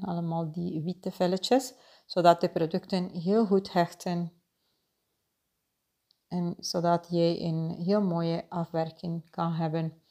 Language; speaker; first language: Dutch; non-native, fluent; Spanish